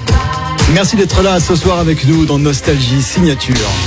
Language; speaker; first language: French; native; French